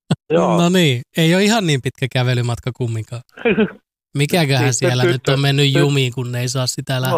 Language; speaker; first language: Finnish; native; Finnish